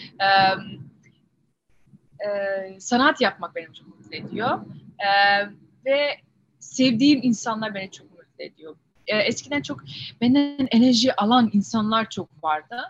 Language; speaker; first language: Turkish; early bilingual, heritage; Turkish